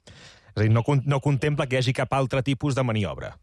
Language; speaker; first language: Catalan; native; Catalan